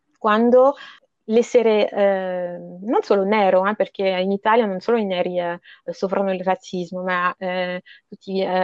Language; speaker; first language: Italian; non-native, fluent; French